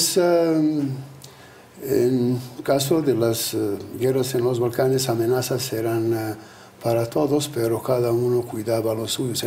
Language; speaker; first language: Spanish; non-native, fluent; Albanian